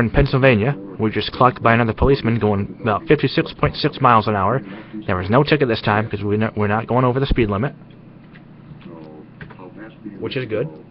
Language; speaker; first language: English; native; English